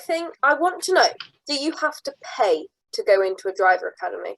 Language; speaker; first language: English; native; English